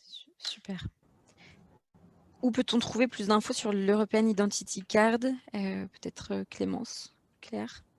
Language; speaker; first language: French; native; French